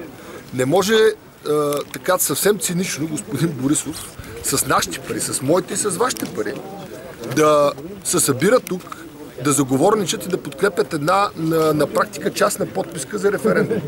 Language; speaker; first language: Bulgarian; native; Bulgarian